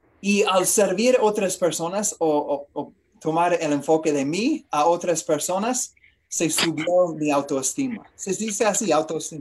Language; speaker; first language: Spanish; non-native, learner; English